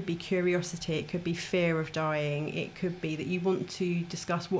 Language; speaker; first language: English; native; English